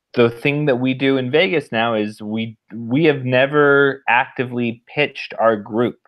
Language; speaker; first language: English; native; English